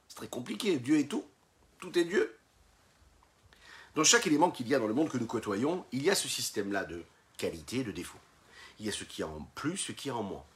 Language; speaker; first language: French; native; French